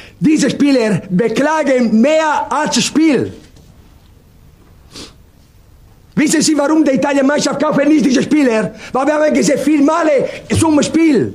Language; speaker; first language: German; non-native, learner; Italian